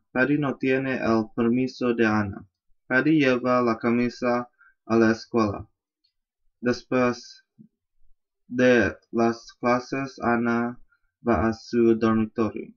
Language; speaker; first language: Spanish; non-native, learner; English